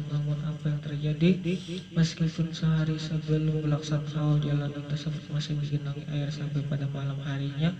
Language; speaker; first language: Indonesian; native; Indonesian